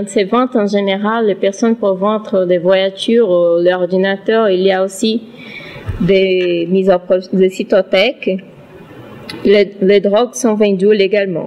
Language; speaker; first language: French; non-native, learner; Portuguese